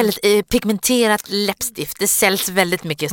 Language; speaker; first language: Swedish; native; Swedish